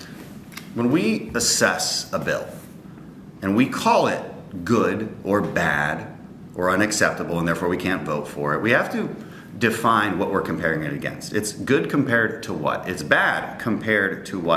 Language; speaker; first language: English; native; English